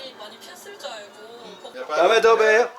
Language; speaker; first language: Korean; non-native, learner; Dutch